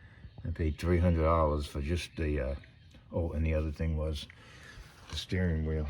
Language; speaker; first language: English; native; English